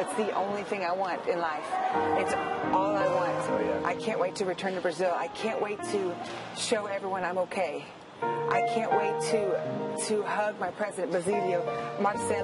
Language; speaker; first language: English; native; English